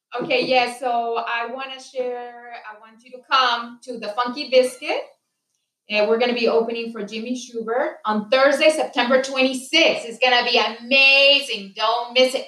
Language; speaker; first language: English; non-native, fluent; Spanish